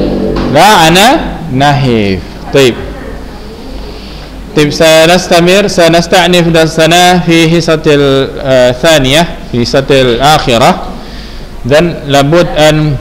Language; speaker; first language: Arabic; non-native, fluent; Indonesian